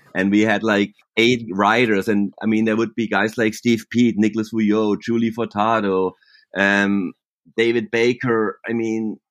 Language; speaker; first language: English; non-native, fluent; German